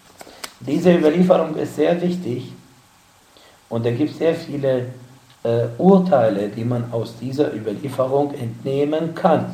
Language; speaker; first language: German; non-native, fluent; Arabic